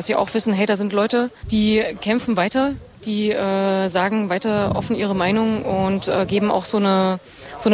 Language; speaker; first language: German; native; German